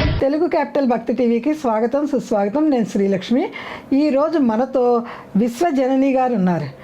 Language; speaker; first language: Telugu; native; Telugu